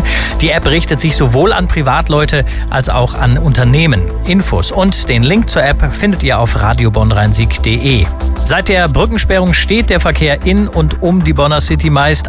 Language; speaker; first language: German; native; German